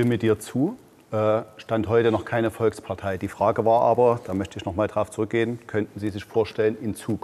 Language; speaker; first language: German; native; German